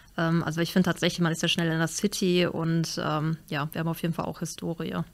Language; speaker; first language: German; native; German